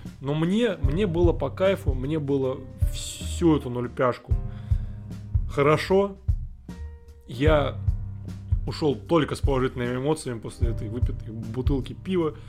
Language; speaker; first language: Russian; native; Russian